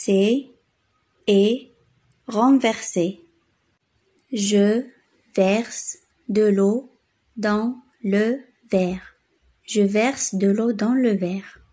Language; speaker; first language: French; non-native, fluent; Arabic